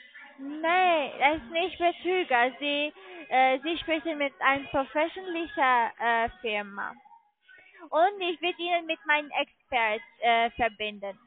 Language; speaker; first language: German; non-native, learner; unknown